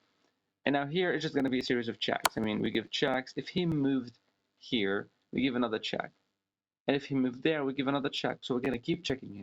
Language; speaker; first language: English; non-native, fluent; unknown